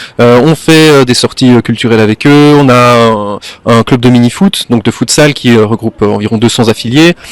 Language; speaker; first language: French; native; French